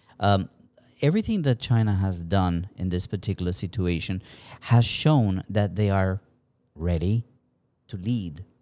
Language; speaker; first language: English; non-native, fluent; Spanish